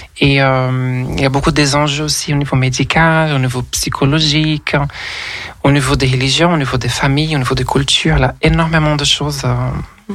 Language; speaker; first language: French; non-native, fluent; Portuguese